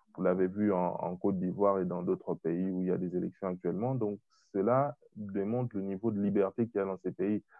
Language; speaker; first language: French; non-native, local second language; Lingala